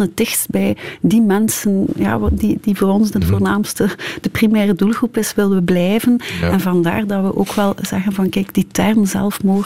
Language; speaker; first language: Dutch; native; Dutch